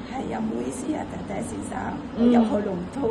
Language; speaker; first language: Cantonese; non-native, learner; Indonesian